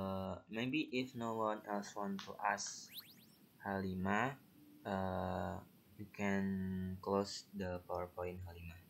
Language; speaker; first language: English; non-native, learner; Indonesian